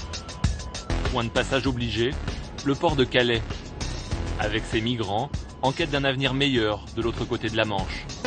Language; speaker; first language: French; native; French